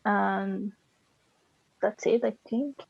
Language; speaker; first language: English; non-native, learner; Spanish